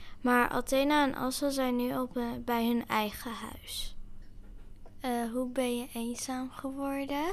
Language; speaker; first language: Dutch; early bilingual, other home language; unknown